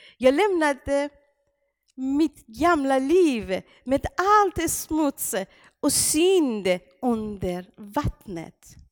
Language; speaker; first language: Swedish; non-native, fluent; Persian